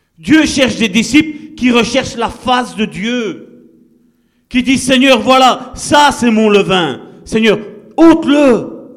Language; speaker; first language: French; non-native, fluent; Italian